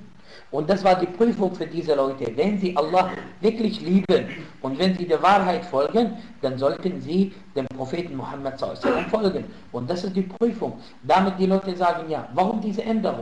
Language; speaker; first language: German; non-native, fluent; Arabic